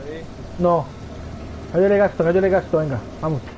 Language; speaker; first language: Spanish; native; Spanish